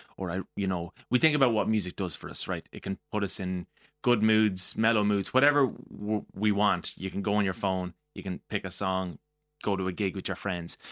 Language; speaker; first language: English; native; English